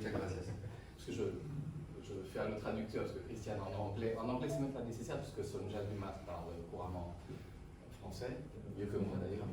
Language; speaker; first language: French; native; French